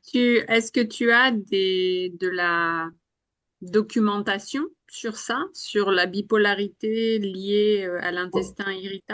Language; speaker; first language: French; non-native, fluent; Spanish